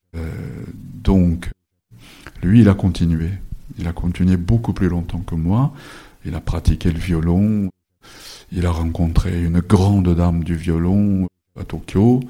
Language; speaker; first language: French; non-native, fluent; Japanese